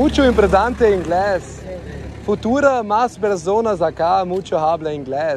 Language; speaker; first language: Spanish; non-native, learner; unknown